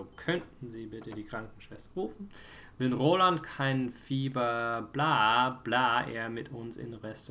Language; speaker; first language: German; non-native, fluent; English